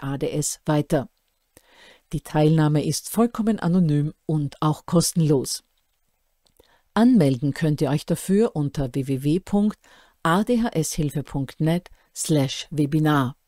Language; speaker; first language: German; native; German